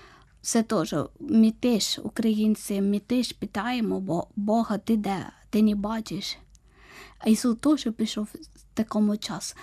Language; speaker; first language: Ukrainian; non-native, learner; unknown